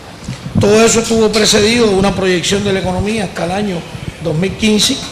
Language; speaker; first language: Spanish; native; Spanish